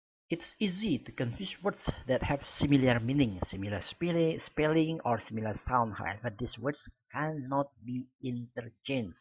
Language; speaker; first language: English; non-native, fluent; Indonesian